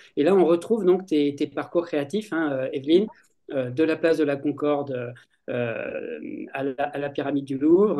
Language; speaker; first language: French; native; French